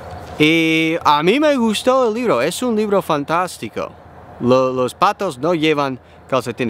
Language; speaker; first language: Spanish; non-native, learner; English